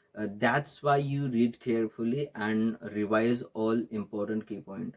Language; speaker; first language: English; non-native, local second language; Marathi